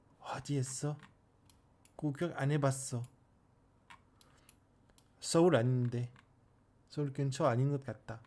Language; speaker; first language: Korean; non-native, learner; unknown